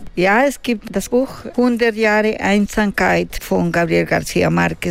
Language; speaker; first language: German; non-native, learner; Spanish